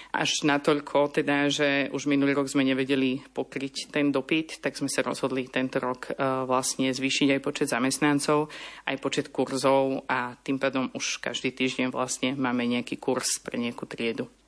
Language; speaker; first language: Slovak; native; Slovak